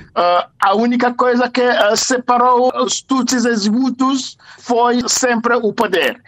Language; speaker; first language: Portuguese; non-native, fluent; Kinyarwanda